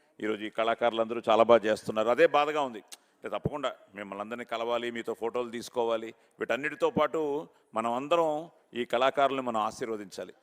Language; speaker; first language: Telugu; native; Telugu